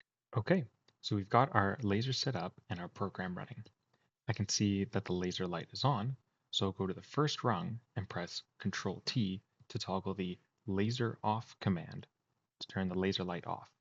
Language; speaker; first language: English; native; English